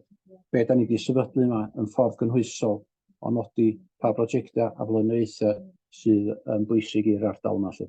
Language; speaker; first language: Welsh; native; Welsh